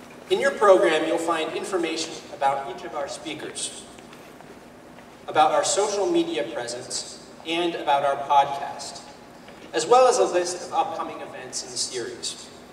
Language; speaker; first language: English; native; English